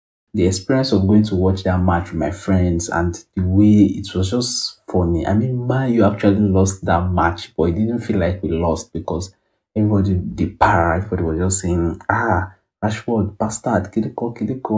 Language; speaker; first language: English; non-native, local second language; Yoruba